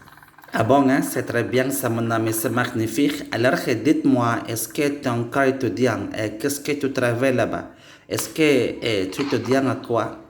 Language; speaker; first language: French; non-native, learner; Indonesian